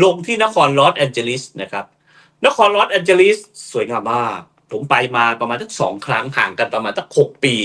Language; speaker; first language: Thai; native; Thai